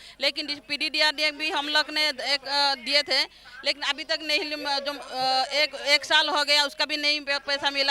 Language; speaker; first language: Hindi; non-native, local second language; Odia